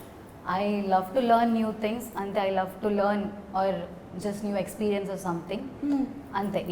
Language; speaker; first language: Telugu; non-native, learner; Malayalam